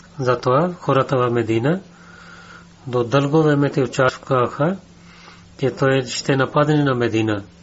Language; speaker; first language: Bulgarian; non-native, learner; Urdu